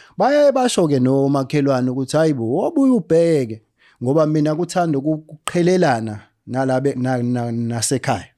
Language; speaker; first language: Zulu; native; Zulu